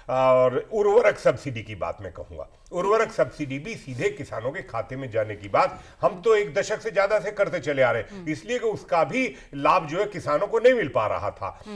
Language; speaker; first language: Hindi; native; Hindi